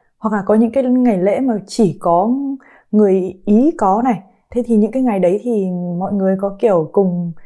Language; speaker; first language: Vietnamese; native; Vietnamese